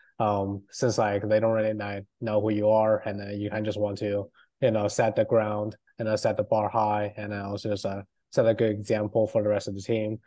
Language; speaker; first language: English; non-native, fluent; Chinese